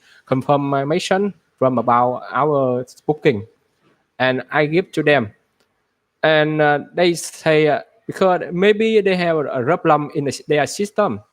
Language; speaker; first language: English; non-native, learner; Vietnamese